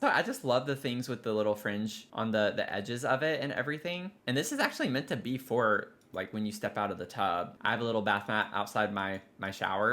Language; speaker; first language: English; native; English